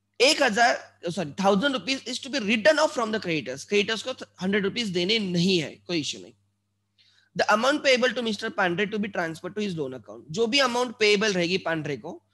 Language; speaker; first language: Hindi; non-native, local second language; Marathi